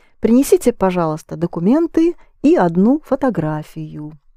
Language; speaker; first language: Russian; native; Russian